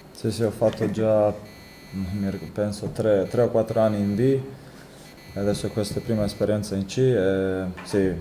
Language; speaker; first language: Italian; non-native, fluent; Croatian